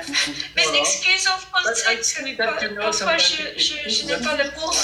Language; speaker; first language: French; non-native, fluent; English